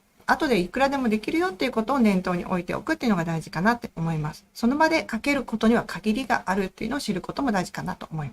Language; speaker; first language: Japanese; native; Japanese